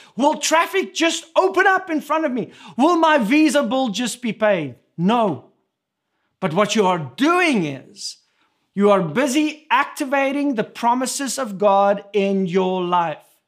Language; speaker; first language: English; non-native, local second language; Afrikaans